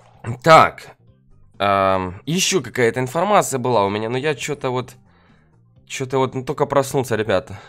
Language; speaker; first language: Russian; native; Russian